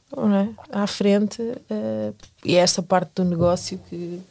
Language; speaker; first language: Portuguese; native; Portuguese